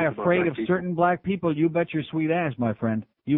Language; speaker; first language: English; native; English